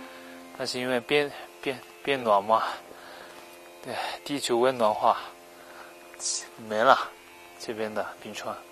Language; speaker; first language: Chinese; non-native, fluent; Japanese